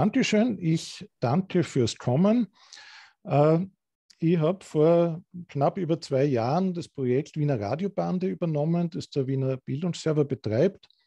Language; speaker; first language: German; native; German